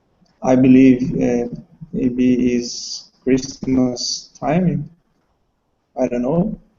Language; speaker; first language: English; non-native, learner; Portuguese